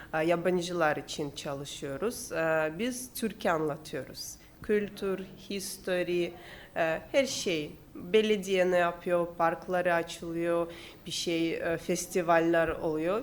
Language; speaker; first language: Turkish; non-native, fluent; Russian